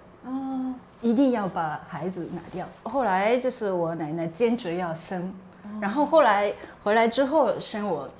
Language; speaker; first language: Chinese; non-native, fluent; Japanese